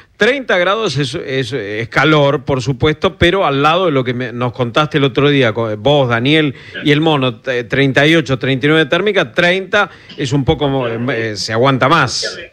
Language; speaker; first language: Spanish; native; Spanish